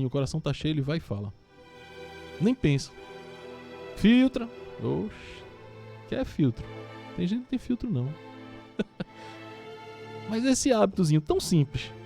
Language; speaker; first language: Portuguese; native; Portuguese